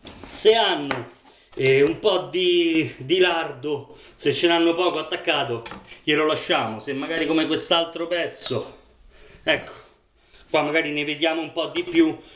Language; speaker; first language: Italian; native; Italian